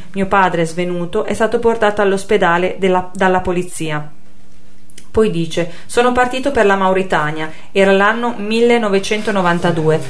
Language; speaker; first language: Italian; native; Italian